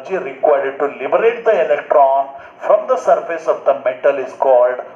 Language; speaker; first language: English; non-native, local second language; Kannada